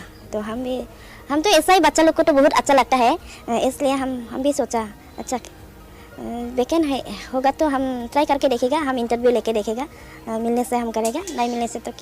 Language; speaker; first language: Hindi; non-native, local second language; Garo